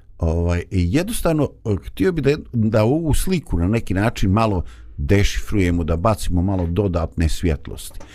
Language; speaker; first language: Bosnian; native; Bosnian